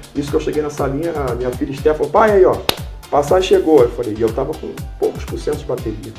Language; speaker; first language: Portuguese; native; Portuguese